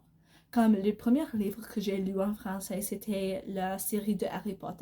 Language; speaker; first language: French; non-native, learner; English